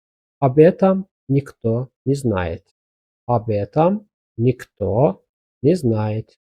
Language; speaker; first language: Russian; non-native, fluent; Azerbaijani